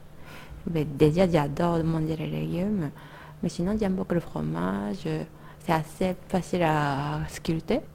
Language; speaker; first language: French; non-native, fluent; Japanese